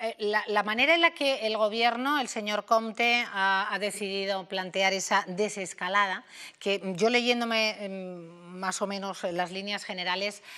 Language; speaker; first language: Spanish; native; Spanish